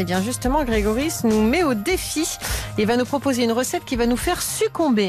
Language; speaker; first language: French; native; French